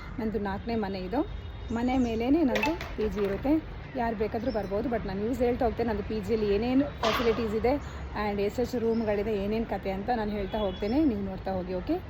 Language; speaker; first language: Kannada; non-native, local second language; Tulu